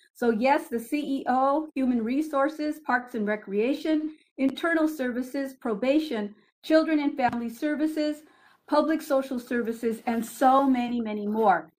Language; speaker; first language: English; early bilingual, other home language; Spanish